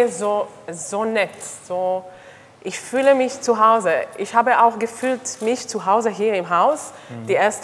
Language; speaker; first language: German; non-native, learner; Hebrew